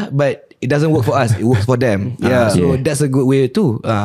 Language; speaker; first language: English; non-native, local second language; Malay